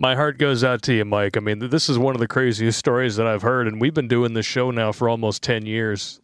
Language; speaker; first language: English; native; English